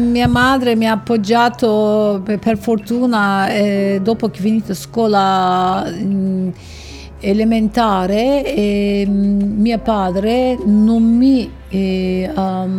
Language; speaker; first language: Italian; non-native, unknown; Turkish